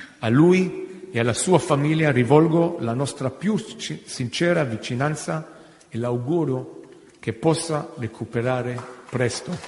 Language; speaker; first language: Italian; non-native, fluent; Hebrew